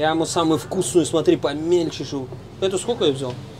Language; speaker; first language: Russian; native; Russian